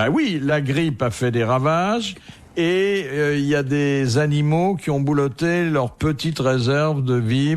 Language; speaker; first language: French; native; French